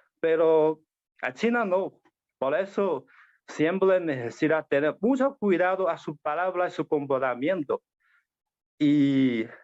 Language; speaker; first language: Spanish; non-native, learner; Chinese